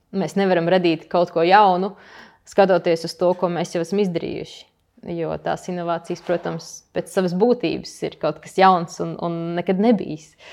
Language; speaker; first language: Latvian; native; Latvian